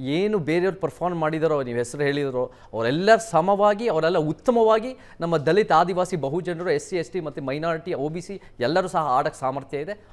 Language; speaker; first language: Kannada; early bilingual, heritage; Kannada